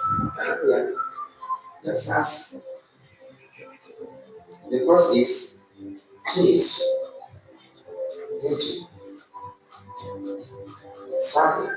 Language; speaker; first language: English; non-native, fluent; Indonesian